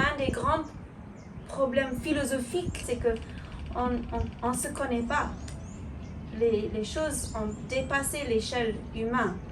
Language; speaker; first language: French; non-native, fluent; English